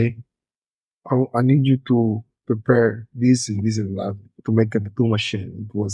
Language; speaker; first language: English; non-native, fluent; Portuguese